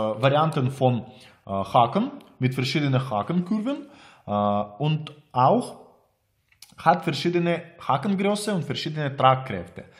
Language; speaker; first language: German; non-native, learner; Russian